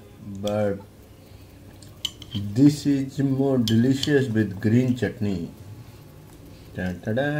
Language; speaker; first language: English; non-native, local second language; Hindi